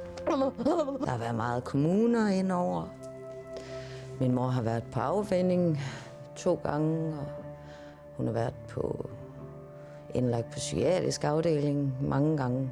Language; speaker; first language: Danish; native; Danish